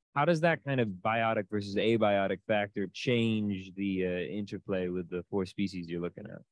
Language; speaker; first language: English; early bilingual, other home language; Portuguese